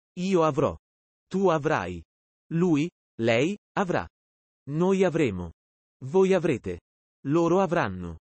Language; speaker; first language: Italian; non-native, fluent; Russian